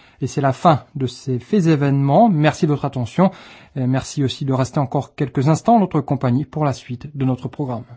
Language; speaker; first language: French; native; French